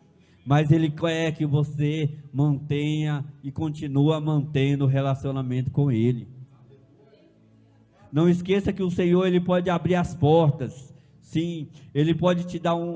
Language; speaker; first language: Portuguese; native; Portuguese